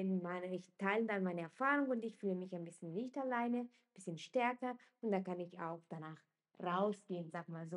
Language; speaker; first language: German; non-native, fluent; Italian